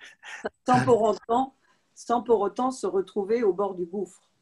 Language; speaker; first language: French; native; French